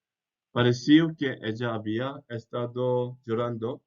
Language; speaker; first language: Spanish; non-native, fluent; English